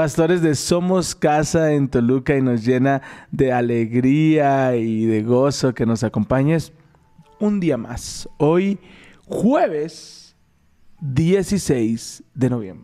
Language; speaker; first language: Spanish; native; Spanish